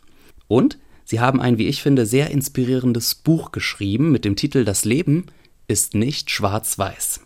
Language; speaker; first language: German; native; German